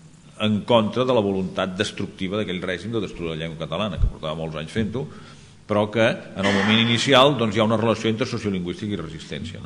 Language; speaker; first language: Catalan; native; Catalan